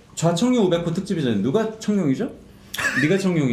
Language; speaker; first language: Korean; native; Korean